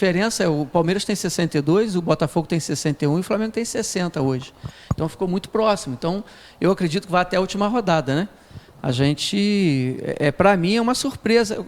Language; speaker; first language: Portuguese; native; Portuguese